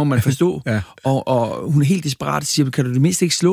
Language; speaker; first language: Danish; native; Danish